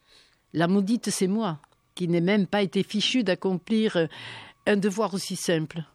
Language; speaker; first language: French; native; French